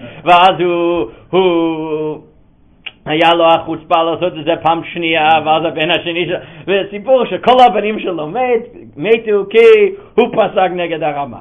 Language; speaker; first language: Hebrew; non-native, fluent; English